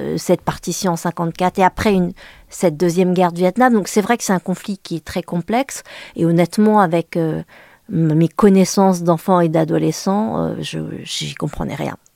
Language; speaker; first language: French; early bilingual, other home language; Vietnamese